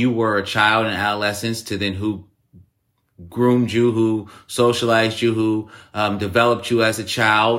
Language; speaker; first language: English; native; English